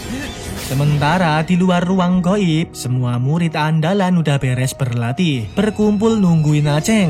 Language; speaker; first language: Indonesian; native; Indonesian